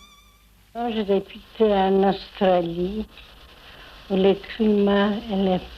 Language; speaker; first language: French; non-native, fluent; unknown